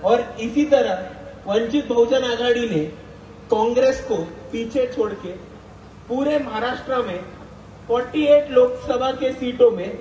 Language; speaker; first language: Hindi; non-native, local second language; Marathi